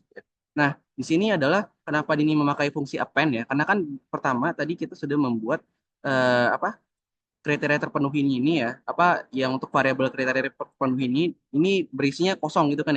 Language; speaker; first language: Indonesian; native; Indonesian